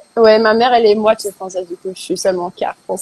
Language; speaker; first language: French; early bilingual, heritage; Dutch